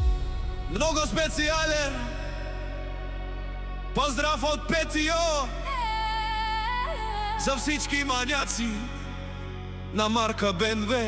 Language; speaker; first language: Bulgarian; non-native, local second language; Romany